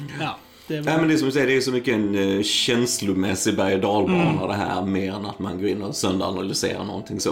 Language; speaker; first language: Swedish; native; Swedish